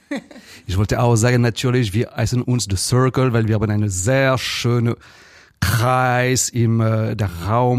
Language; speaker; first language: German; non-native, fluent; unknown